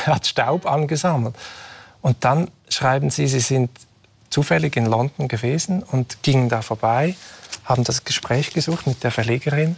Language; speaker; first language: German; native; German